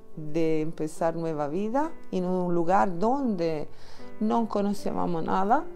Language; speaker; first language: Spanish; non-native, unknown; Italian